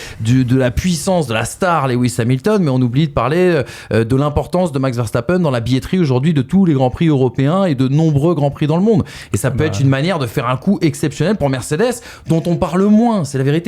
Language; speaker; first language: French; native; French